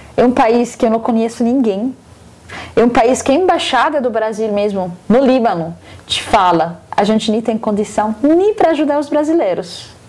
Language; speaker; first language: Portuguese; non-native, fluent; Arabic